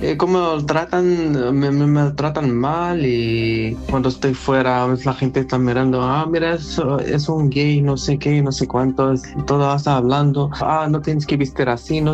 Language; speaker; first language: Spanish; non-native, learner; Arabic